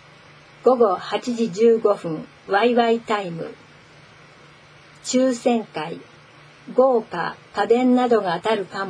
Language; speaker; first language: Japanese; native; Japanese